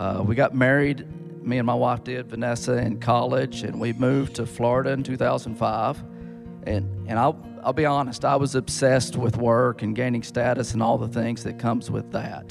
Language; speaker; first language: English; native; English